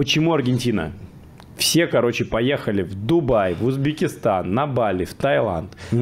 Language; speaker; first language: Russian; native; Russian